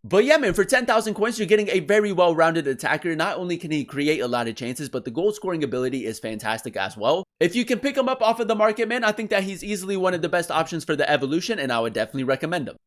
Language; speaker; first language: English; native; English